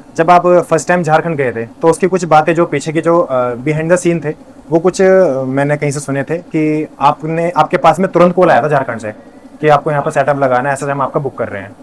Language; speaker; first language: Hindi; native; Hindi